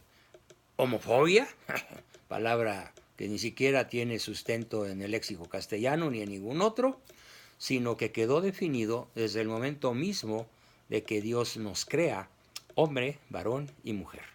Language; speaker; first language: Spanish; native; Spanish